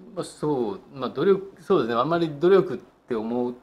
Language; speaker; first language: Japanese; native; Japanese